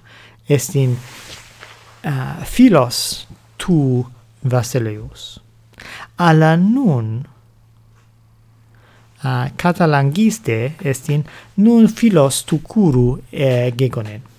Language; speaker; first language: Greek; non-native, fluent; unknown